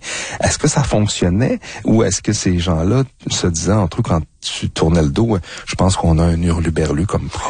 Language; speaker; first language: French; native; French